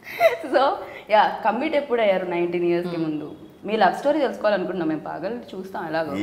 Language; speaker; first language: Telugu; native; Telugu